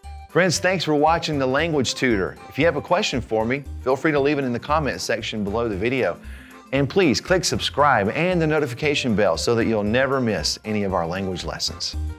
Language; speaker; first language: English; native; English